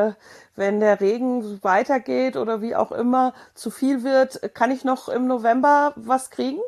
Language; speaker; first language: German; native; German